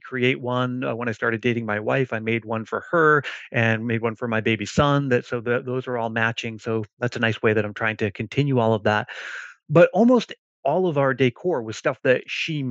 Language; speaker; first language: English; native; English